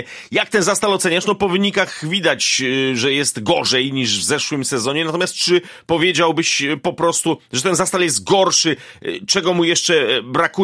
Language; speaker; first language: Polish; native; Polish